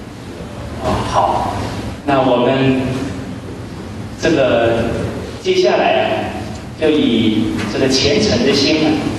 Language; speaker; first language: Chinese; native; Chinese